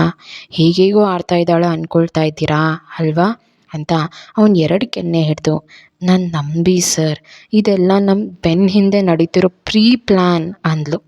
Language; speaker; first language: Kannada; native; Kannada